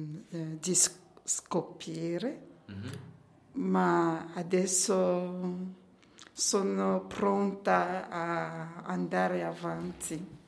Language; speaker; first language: Italian; non-native, learner; French